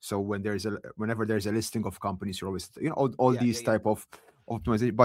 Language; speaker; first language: English; non-native, local second language; Maltese